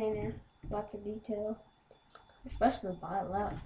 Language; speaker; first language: English; native; English